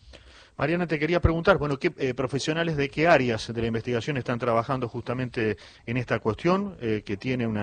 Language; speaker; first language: Spanish; native; Spanish